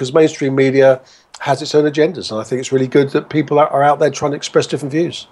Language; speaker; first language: English; native; English